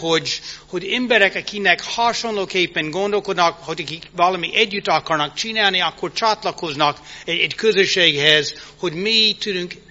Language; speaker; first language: Hungarian; early bilingual, heritage; English